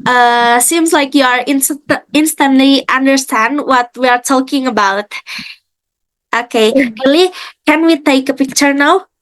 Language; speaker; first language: English; non-native, fluent; Indonesian